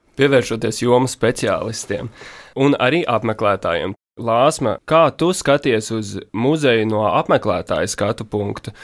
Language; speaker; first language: Latvian; native; Latvian